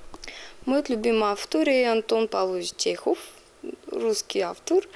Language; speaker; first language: Bulgarian; non-native, fluent; Russian